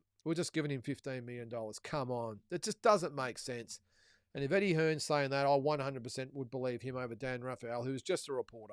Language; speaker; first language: English; native; English